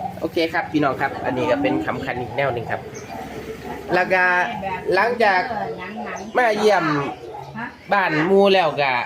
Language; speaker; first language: Thai; non-native, local second language; Northeastern Thai